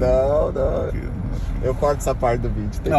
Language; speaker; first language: Portuguese; native; Portuguese